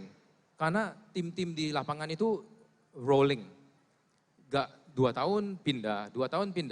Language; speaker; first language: Indonesian; non-native, fluent; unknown